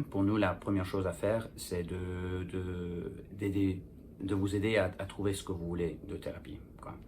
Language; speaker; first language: French; non-native, fluent; English